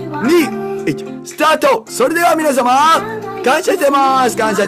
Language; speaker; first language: Japanese; native; Japanese